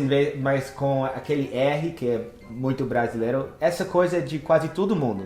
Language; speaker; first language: Portuguese; non-native, fluent; English